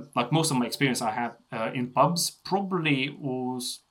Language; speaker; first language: English; non-native, fluent; Russian